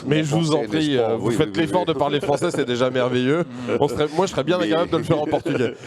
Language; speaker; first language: French; native; French